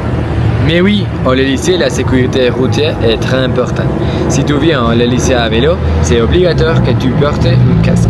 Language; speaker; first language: French; non-native, learner; Spanish